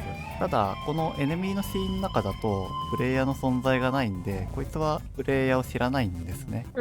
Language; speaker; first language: Japanese; native; Japanese